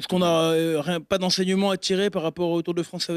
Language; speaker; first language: French; native; French